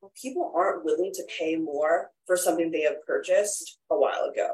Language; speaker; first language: English; native; English